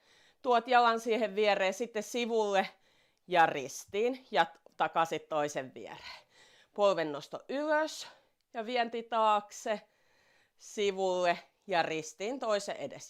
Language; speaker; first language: Finnish; native; Finnish